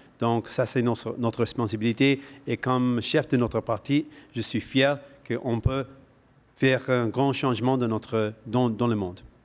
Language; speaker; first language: French; non-native, fluent; Punjabi